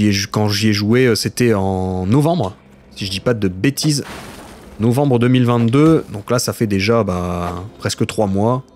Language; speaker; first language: French; native; French